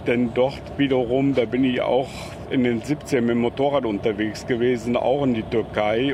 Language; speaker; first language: German; native; German